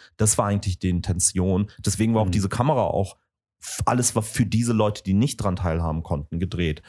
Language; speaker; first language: German; early bilingual, other home language; Russian